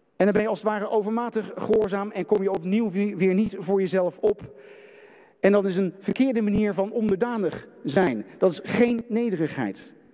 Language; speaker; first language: Dutch; native; Dutch